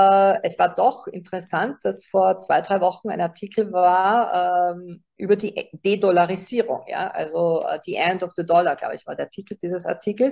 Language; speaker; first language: German; native; German